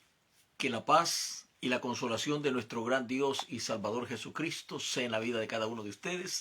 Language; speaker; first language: Spanish; native; Spanish